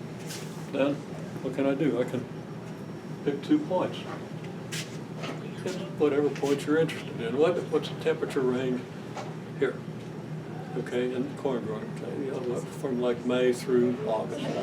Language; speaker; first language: English; native; English